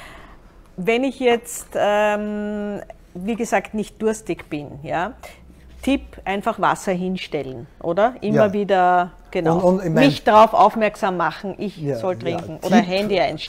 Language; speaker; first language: German; native; German